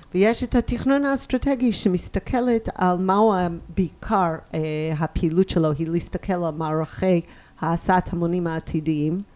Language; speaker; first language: Hebrew; non-native, fluent; English